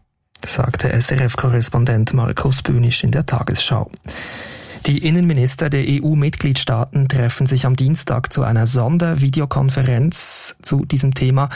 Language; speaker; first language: German; native; German